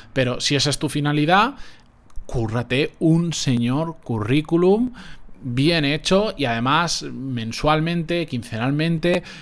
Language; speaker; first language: Spanish; native; Spanish